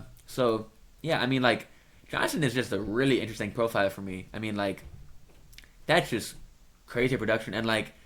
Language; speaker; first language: English; native; English